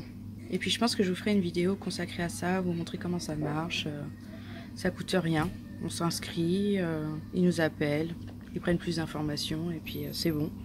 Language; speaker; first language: French; native; French